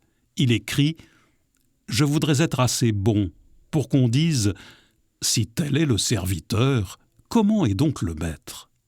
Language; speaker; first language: French; native; French